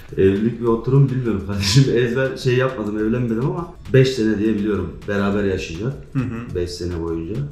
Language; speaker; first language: Turkish; native; Turkish